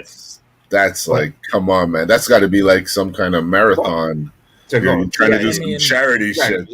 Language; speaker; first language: English; native; English